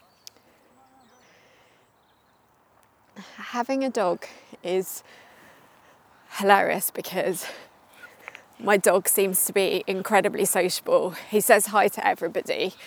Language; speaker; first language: English; native; English